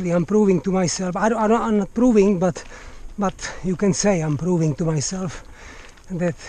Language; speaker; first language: English; non-native, fluent; Czech